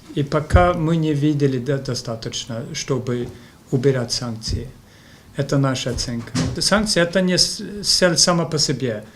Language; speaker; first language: Russian; non-native, fluent; Swedish